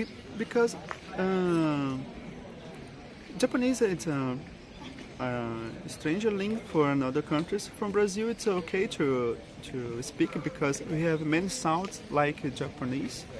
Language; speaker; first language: English; non-native, learner; Portuguese